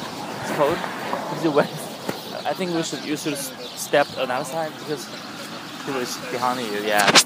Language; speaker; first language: English; non-native, fluent; Chinese